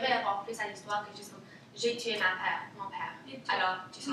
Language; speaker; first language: French; non-native, local second language; English